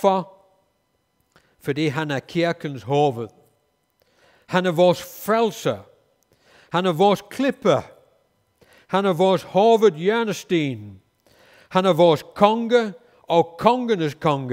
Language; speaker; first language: Danish; non-native, fluent; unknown